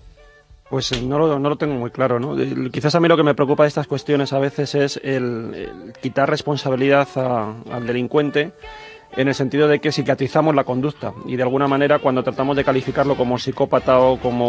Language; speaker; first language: Spanish; native; Spanish